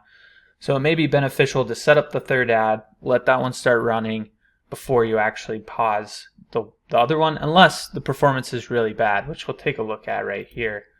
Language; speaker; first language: English; native; English